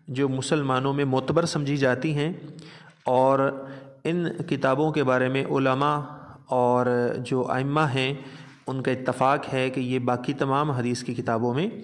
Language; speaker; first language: Urdu; non-native, local second language; Punjabi